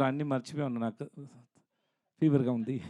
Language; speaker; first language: Telugu; non-native, learner; Tamil